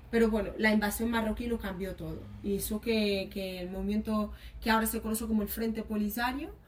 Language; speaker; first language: Spanish; early bilingual, other home language; Arabic